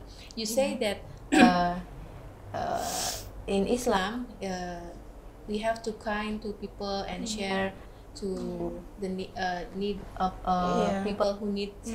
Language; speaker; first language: English; non-native, learner; Indonesian